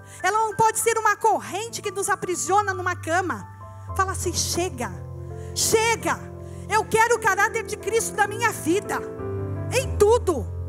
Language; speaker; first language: Portuguese; native; Portuguese